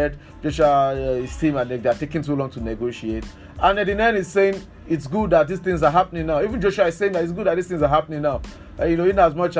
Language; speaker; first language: English; non-native, local second language; Yoruba